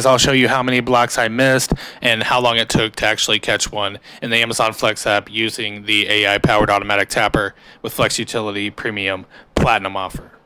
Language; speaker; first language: English; native; English